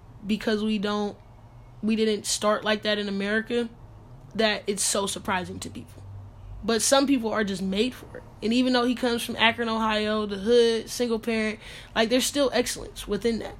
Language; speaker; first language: English; native; English